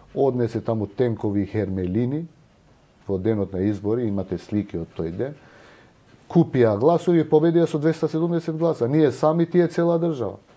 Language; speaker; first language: Macedonian; non-native, local second language; Albanian